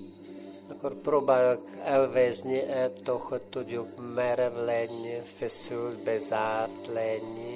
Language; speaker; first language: Hungarian; non-native, fluent; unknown